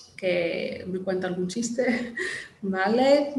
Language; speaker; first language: Spanish; non-native, fluent; Greek